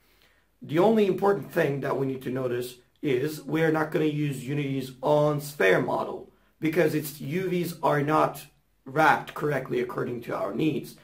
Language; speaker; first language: English; non-native, fluent; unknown